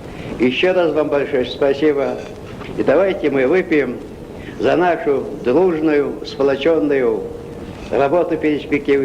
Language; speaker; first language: Russian; non-native, local second language; Kazakh